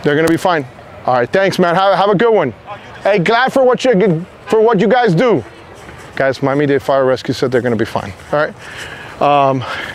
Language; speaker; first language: English; early bilingual, other home language; Spanish